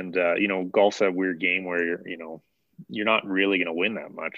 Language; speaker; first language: English; native; English